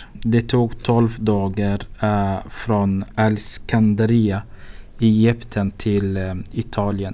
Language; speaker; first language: Swedish; non-native, fluent; Arabic